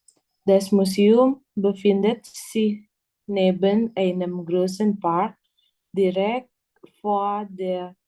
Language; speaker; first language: German; non-native, learner; Indonesian